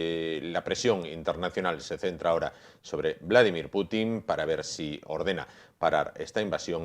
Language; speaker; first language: Spanish; native; Spanish